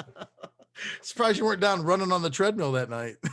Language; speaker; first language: English; native; English